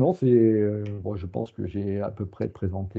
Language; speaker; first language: French; native; French